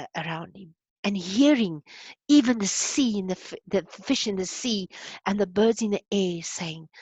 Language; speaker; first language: English; non-native, local second language; Afrikaans